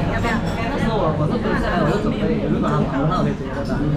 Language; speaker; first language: Chinese; native; Chinese